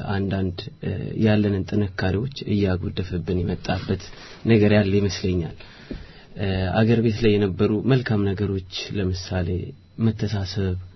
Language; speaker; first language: Amharic; native; Amharic